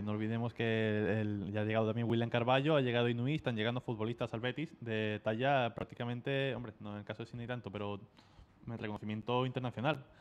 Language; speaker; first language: Spanish; native; Spanish